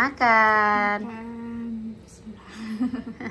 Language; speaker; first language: Indonesian; native; Indonesian